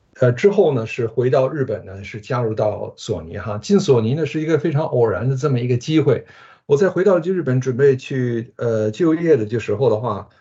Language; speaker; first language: Chinese; early bilingual, other home language; Japanese